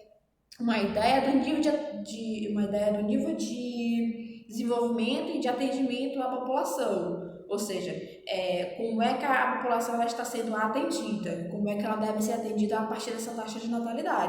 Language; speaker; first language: Portuguese; native; Portuguese